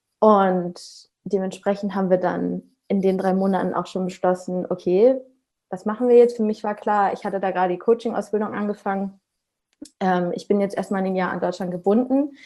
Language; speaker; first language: German; native; German